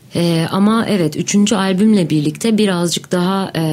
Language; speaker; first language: Turkish; native; Turkish